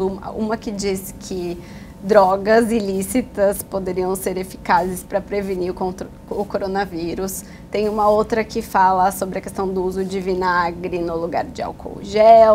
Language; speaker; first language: Portuguese; native; Portuguese